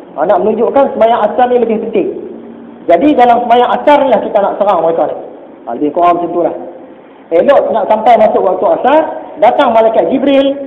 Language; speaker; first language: Malay; native; Malay